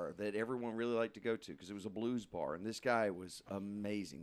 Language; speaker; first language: English; native; English